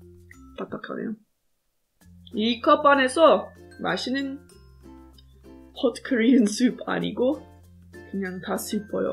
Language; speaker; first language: Korean; non-native, fluent; English